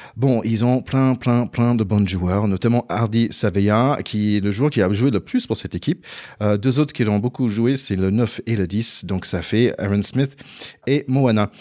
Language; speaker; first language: French; non-native, fluent; English